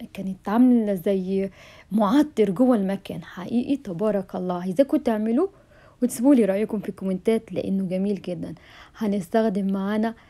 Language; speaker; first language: Arabic; native; Arabic